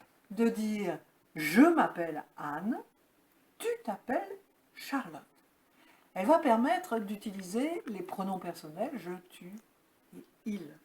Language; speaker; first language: French; native; French